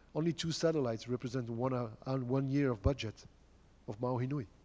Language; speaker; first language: English; non-native, fluent; French